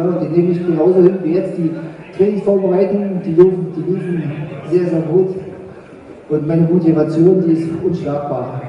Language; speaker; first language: German; native; German